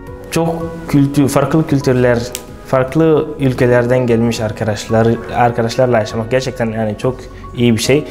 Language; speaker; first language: Turkish; non-native, fluent; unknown